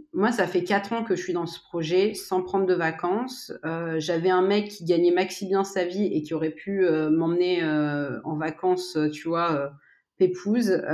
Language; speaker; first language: French; native; French